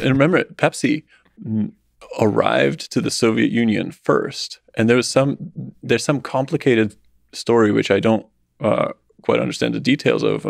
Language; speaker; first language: English; early bilingual, other home language; Russian